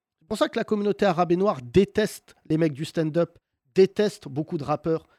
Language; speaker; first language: French; native; French